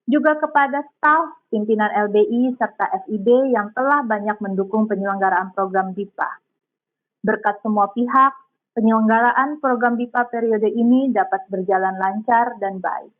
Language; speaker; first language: Indonesian; native; Indonesian